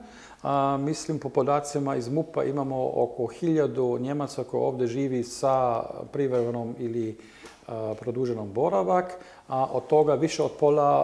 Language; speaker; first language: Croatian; non-native, learner; German